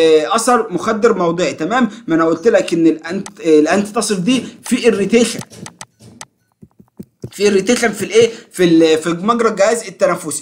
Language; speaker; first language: Arabic; native; Arabic